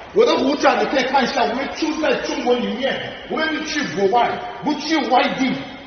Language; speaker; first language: Chinese; non-native, learner; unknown